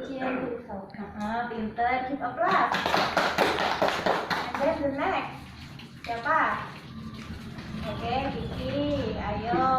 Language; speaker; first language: English; non-native, learner; Indonesian